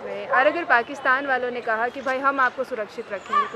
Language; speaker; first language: Hindi; native; Hindi